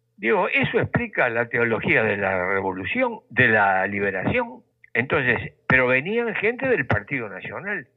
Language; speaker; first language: Spanish; native; Spanish